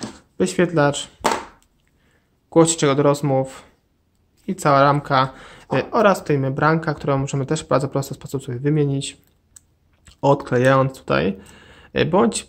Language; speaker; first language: Polish; native; Polish